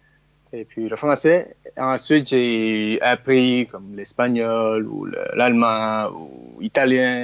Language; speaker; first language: French; non-native, fluent; Chinese